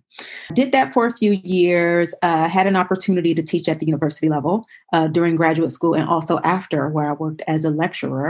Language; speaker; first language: English; native; English